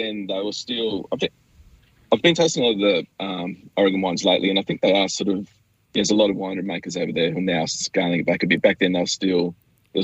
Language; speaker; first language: English; native; English